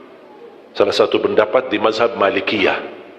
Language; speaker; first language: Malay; non-native, fluent; Arabic